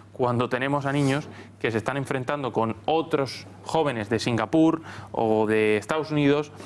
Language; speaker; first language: Spanish; native; Spanish